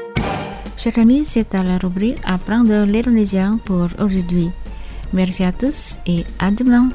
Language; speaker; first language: French; non-native, fluent; Indonesian